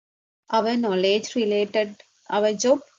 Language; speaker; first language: English; non-native, local second language; Sinhala